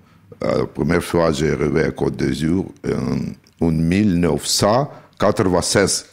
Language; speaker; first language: French; non-native, learner; Russian